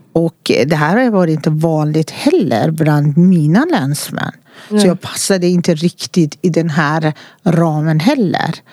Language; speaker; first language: Swedish; non-native, fluent; Persian